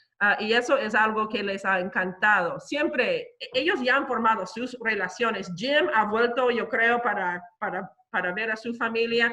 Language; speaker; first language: Spanish; non-native, fluent; English